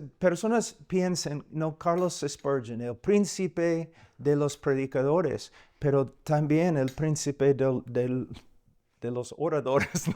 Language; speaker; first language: Spanish; non-native, fluent; English